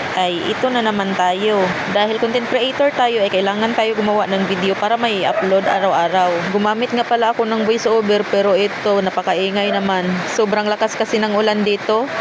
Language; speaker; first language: Filipino; non-native, local second language; Cebuano